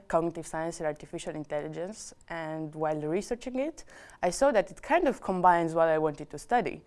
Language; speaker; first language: English; non-native, fluent; Romanian